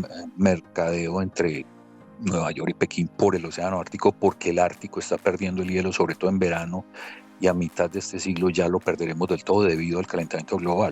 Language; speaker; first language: Spanish; native; Spanish